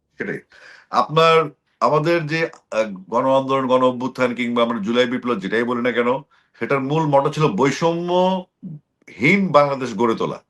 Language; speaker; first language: Bangla; native; Bangla